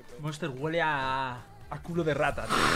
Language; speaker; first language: Spanish; native; Spanish